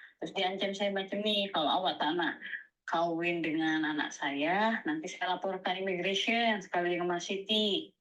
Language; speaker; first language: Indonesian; native; Indonesian